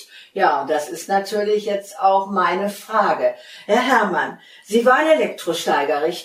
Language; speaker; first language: German; native; German